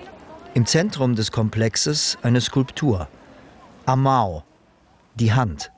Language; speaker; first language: German; native; German